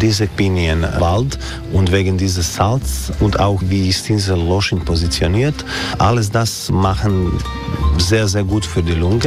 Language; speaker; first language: German; non-native, learner; Croatian